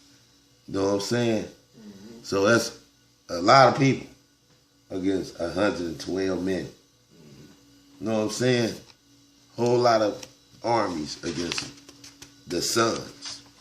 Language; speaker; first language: English; native; English